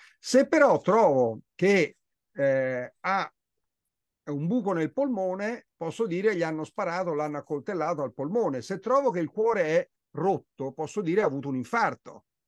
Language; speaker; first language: Italian; native; Italian